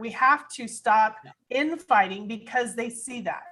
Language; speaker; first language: English; native; English